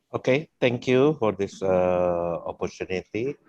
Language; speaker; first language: English; non-native, fluent; Indonesian